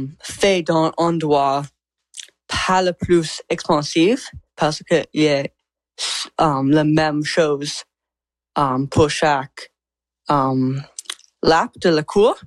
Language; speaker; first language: French; non-native, learner; English